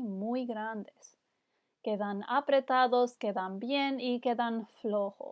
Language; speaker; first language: Spanish; non-native, fluent; English